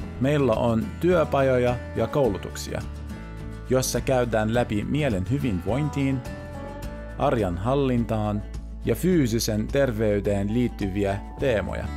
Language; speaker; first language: Finnish; non-native, fluent; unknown